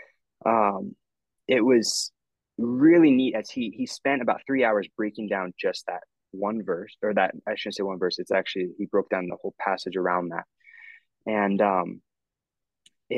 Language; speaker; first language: English; native; English